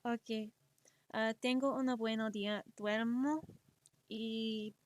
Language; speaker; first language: Spanish; early bilingual, other home language; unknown